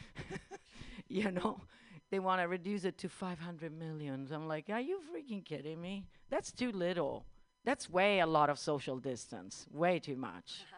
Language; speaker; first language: English; non-native, fluent; Italian